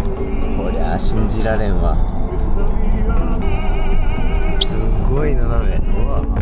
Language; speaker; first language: Japanese; native; Japanese